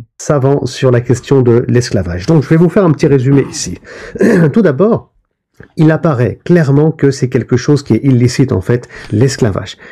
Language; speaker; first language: French; native; French